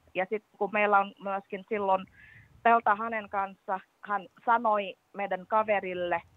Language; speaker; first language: Finnish; non-native, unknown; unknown